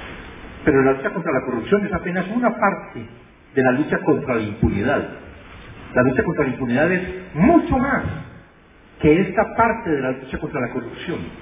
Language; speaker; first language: Spanish; native; Spanish